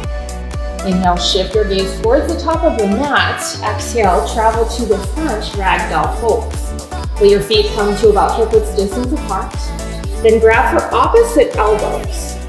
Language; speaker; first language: English; native; English